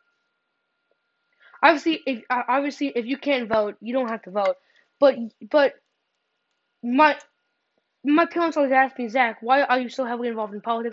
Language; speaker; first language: English; native; English